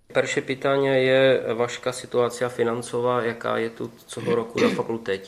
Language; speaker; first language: Ukrainian; non-native, fluent; Czech